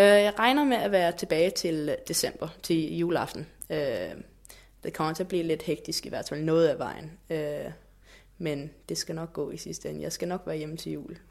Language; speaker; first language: Danish; native; Danish